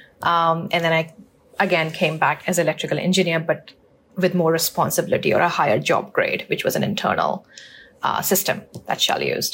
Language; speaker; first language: English; non-native, local second language; Hindi